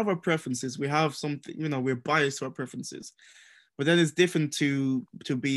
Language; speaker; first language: English; native; English